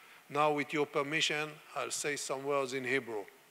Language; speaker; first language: English; non-native, fluent; Hebrew